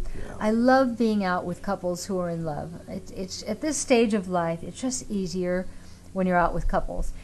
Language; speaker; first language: English; native; English